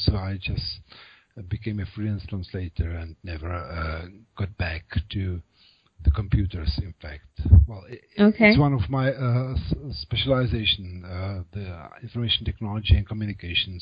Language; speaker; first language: English; non-native, fluent; Czech